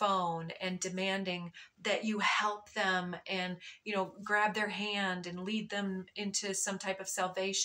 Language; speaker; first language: English; native; English